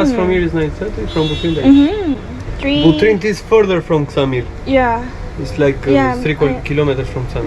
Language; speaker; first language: English; non-native, fluent; Albanian